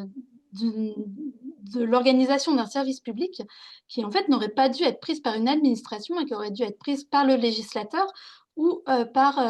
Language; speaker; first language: French; native; French